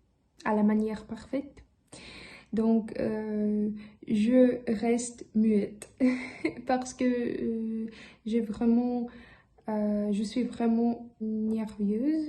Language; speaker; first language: French; non-native, learner; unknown